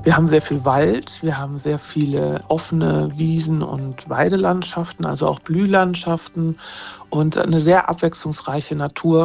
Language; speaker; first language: German; native; German